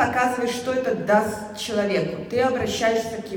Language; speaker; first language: Russian; native; Russian